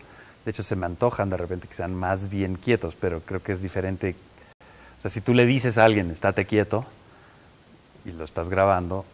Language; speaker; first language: Spanish; native; Spanish